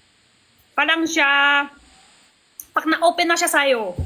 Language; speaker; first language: Filipino; non-native, learner; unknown